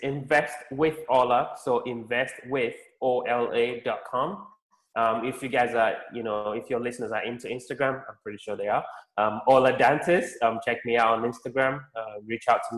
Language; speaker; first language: English; non-native, local second language; Yoruba